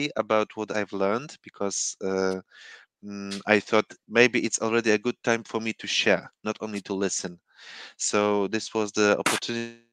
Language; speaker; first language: English; non-native, fluent; Polish